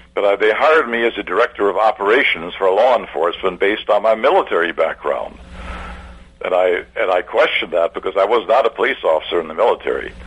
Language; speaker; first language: English; early bilingual, other home language; German